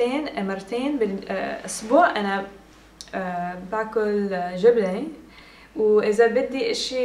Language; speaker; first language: Arabic; early bilingual, heritage; English